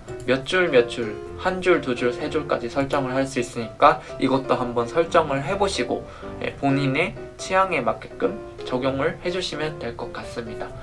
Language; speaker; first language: Korean; native; Korean